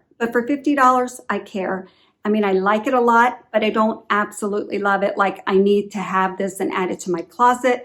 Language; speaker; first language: English; native; English